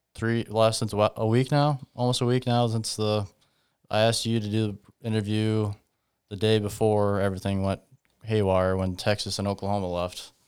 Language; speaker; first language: English; native; English